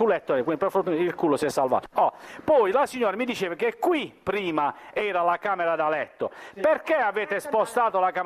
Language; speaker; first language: Italian; native; Italian